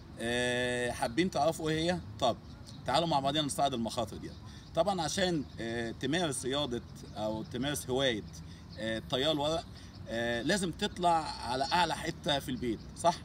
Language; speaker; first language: Arabic; native; Arabic